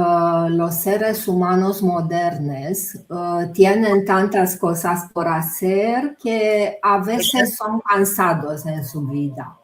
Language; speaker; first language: Spanish; non-native, fluent; Romanian